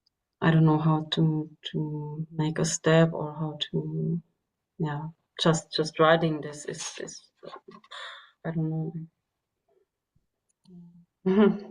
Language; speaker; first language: English; non-native, fluent; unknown